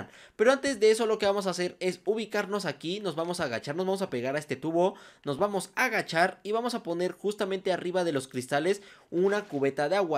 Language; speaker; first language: Spanish; native; Spanish